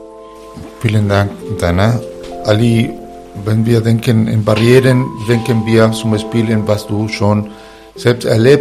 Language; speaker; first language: German; non-native, learner; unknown